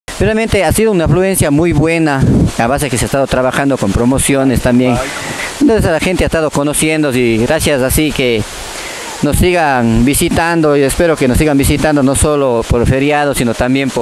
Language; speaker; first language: Spanish; native; Spanish